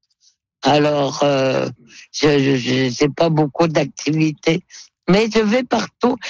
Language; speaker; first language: French; non-native, local second language; Innu-aimun